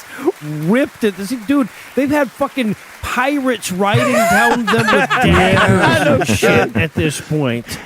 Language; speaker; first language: English; native; English